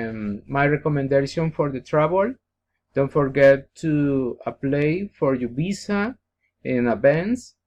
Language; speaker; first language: English; non-native, learner; Spanish